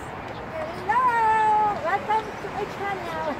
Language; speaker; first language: English; non-native, learner; Filipino